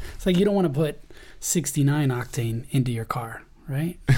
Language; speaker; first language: English; early bilingual, other home language; Spanish